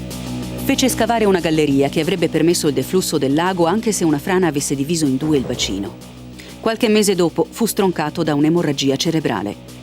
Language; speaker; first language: Italian; native; Italian